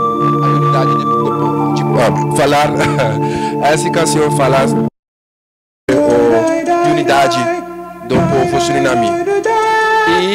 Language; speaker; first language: Portuguese; non-native, learner; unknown